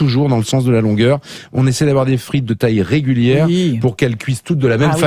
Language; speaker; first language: French; native; French